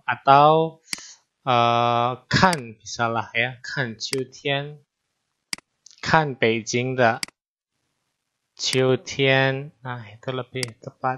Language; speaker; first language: Chinese; non-native, fluent; Indonesian